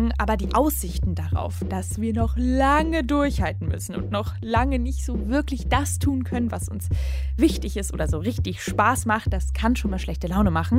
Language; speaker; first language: German; native; German